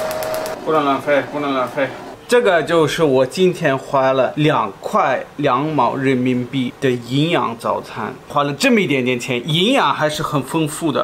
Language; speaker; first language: Chinese; non-native, fluent; German